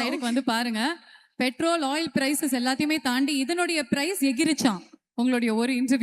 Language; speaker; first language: Tamil; native; Tamil